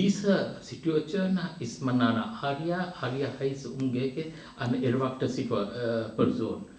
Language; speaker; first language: German; non-native, fluent; Sinhala